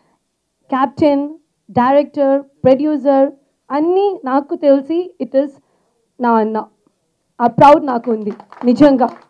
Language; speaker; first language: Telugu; non-native, learner; Malayalam